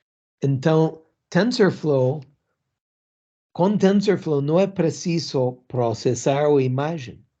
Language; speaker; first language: Portuguese; non-native, learner; English